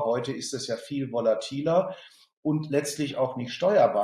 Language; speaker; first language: German; native; German